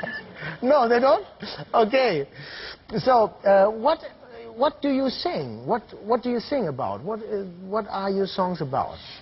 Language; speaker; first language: English; non-native, fluent; German